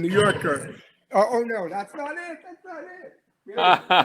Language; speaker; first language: English; native; English